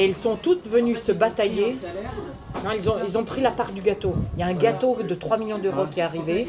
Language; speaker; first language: French; native; French